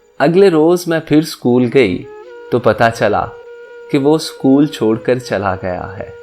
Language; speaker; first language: Urdu; native; Urdu